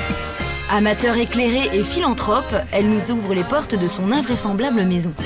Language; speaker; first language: French; native; French